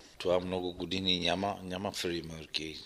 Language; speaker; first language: Bulgarian; non-native, local second language; Arabic